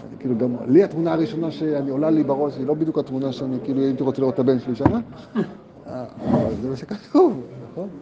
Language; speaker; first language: Hebrew; native; Hebrew